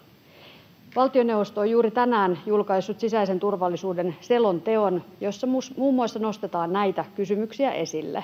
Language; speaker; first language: Finnish; native; Finnish